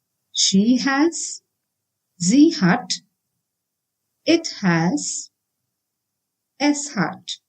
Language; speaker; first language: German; non-native, fluent; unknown